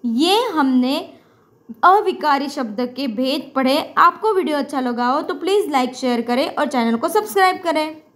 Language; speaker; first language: Hindi; non-native, local second language; Marathi